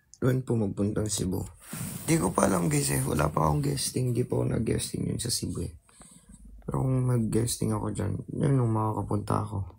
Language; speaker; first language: Filipino; non-native, local second language; Hiligaynon